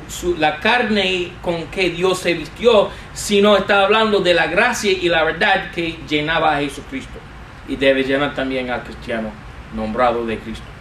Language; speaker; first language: Spanish; non-native, fluent; English